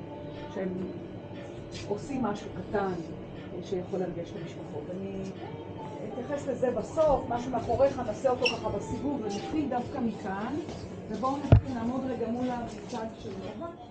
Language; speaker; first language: Hebrew; native; Hebrew